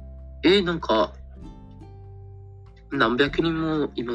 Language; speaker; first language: Japanese; non-native, fluent; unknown